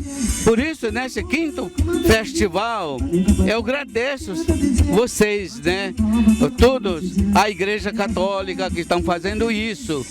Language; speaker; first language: Portuguese; non-native, local second language; Ticuna